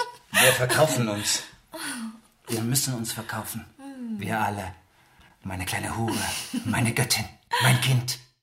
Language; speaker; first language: German; native; German